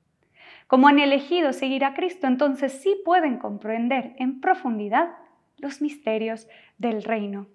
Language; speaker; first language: Spanish; native; Spanish